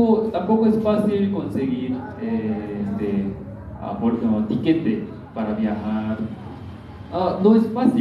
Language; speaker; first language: Spanish; non-native, learner; Korean